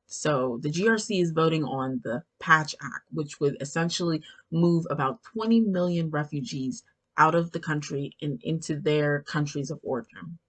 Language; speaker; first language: English; native; English